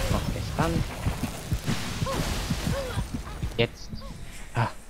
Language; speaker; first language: German; native; German